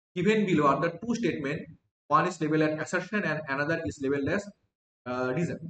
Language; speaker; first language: English; non-native, local second language; Bangla